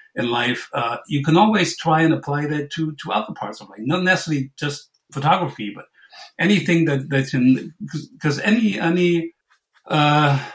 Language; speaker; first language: English; non-native, fluent; German